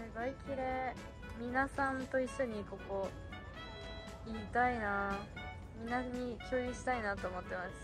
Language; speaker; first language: Japanese; non-native, fluent; French